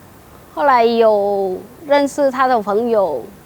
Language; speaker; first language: Chinese; non-native, fluent; Vietnamese